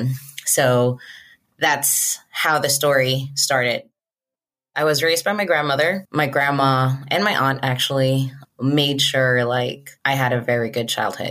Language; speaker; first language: English; non-native, local second language; Hiligaynon